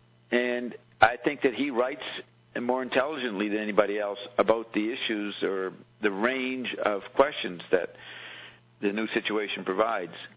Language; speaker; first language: English; native; English